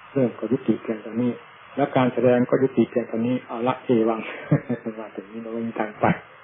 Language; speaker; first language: Thai; native; Thai